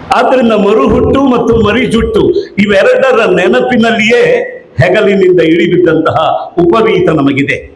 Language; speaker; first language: Kannada; native; Kannada